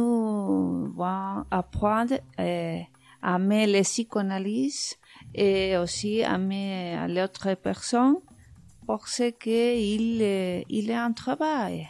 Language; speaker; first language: French; non-native, learner; Spanish